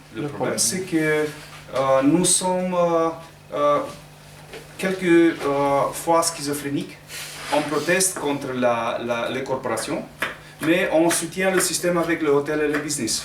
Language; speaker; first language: French; non-native, learner; Romanian